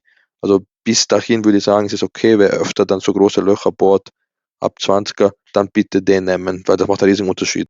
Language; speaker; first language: German; native; German